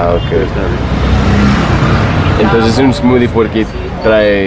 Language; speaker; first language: Spanish; non-native, fluent; English